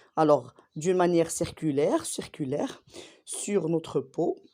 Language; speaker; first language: French; non-native, local second language; Arabic